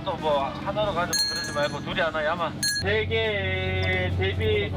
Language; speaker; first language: Korean; native; Korean